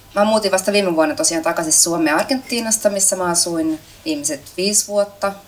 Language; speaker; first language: Finnish; native; Finnish